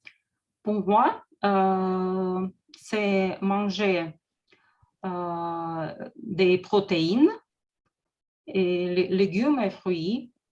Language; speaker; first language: French; non-native, learner; Russian